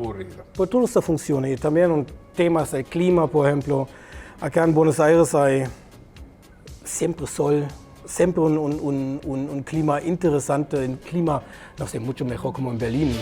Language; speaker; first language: Spanish; non-native, learner; German